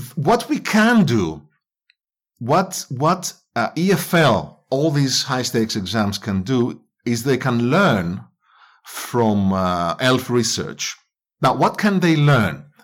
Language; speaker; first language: English; non-native, fluent; Greek